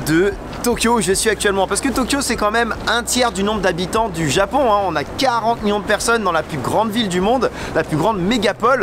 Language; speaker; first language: French; native; French